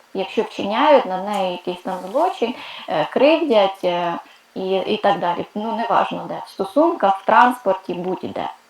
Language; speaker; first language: Ukrainian; non-native, local second language; Russian